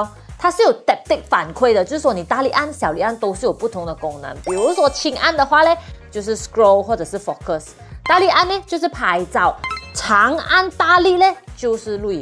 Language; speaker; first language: Chinese; non-native, local second language; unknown